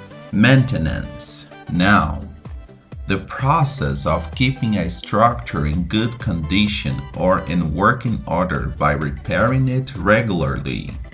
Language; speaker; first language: English; non-native, fluent; Portuguese